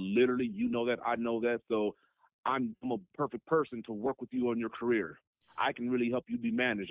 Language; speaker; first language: English; native; English